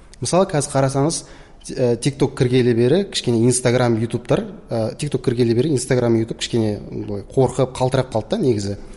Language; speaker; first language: Kazakh; native; Kazakh